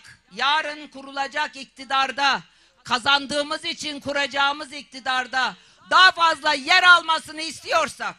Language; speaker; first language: Turkish; native; Turkish